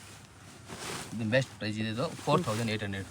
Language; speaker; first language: Kannada; non-native, local second language; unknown